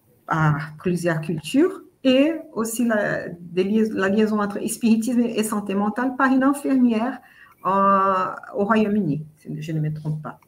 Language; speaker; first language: French; non-native, fluent; Portuguese